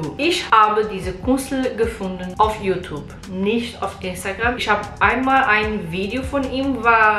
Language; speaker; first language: German; non-native, learner; Portuguese